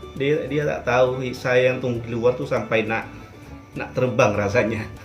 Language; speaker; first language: Indonesian; native; Indonesian